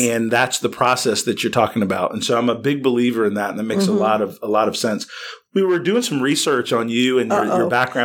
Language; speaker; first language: English; native; English